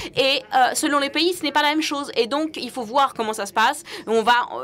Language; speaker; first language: French; non-native, fluent; English